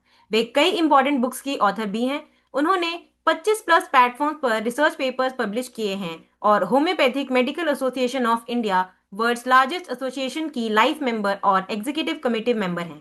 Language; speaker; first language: Hindi; native; Hindi